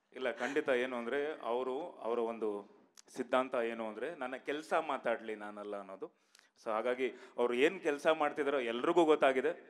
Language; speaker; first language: Kannada; native; Kannada